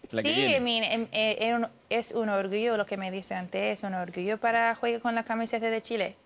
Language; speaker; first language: Spanish; early bilingual, heritage; English